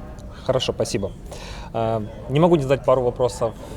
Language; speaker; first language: Russian; native; Russian